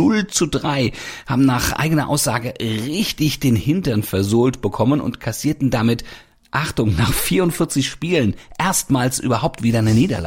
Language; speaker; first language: German; native; German